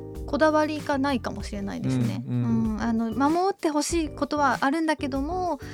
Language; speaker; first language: Japanese; native; Japanese